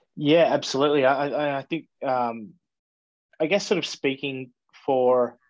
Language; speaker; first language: English; native; English